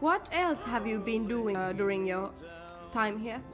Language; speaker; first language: English; non-native, fluent; Finnish